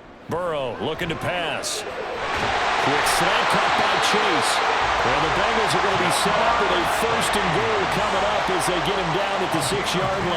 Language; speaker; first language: English; native; English